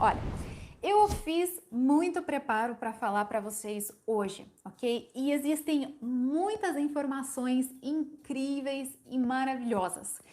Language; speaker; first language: Portuguese; non-native, fluent; Ukrainian